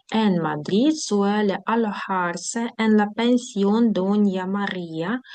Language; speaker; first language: Spanish; non-native, fluent; Ukrainian